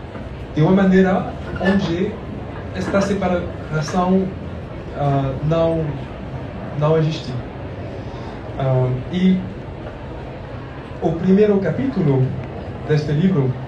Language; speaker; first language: Portuguese; non-native, learner; French